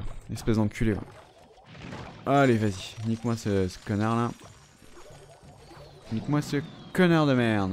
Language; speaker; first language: French; native; French